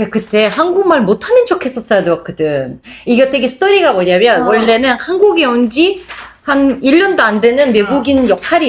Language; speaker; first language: Korean; non-native, fluent; Uzbek